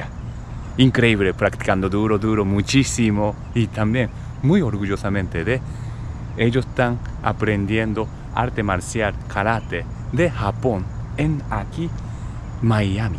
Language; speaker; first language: Spanish; non-native, learner; Japanese